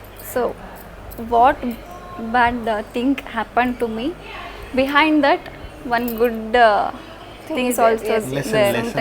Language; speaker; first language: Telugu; non-native, learner; Kannada